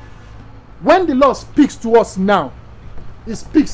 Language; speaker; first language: English; non-native, local second language; Yoruba